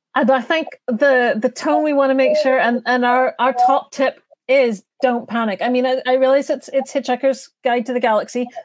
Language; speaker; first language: English; native; English